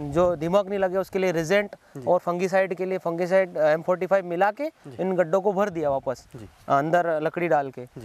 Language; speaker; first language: Hindi; native; Hindi